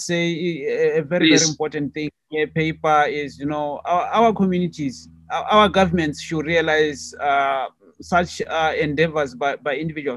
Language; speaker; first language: English; non-native, local second language; Tswana